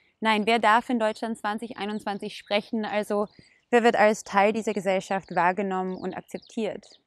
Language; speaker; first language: German; non-native, fluent; Hebrew